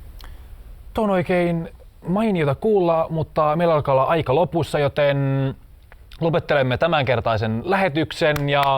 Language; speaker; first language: Finnish; native; Finnish